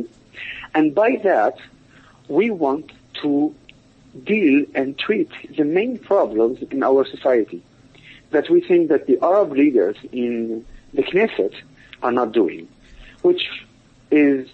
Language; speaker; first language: English; non-native, fluent; Arabic